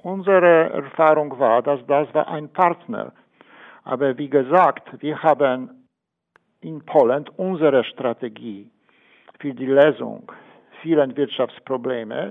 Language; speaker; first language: German; non-native, fluent; Polish